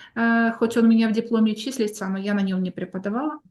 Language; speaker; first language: Russian; non-native, local second language; Ukrainian